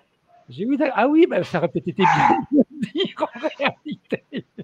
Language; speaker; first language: French; native; French